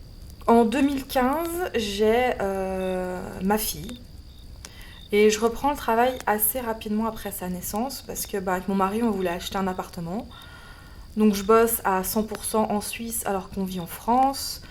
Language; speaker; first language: French; native; French